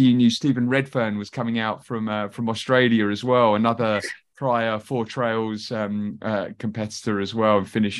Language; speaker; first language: English; native; English